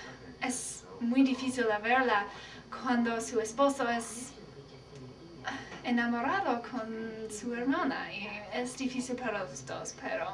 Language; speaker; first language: Spanish; non-native, learner; English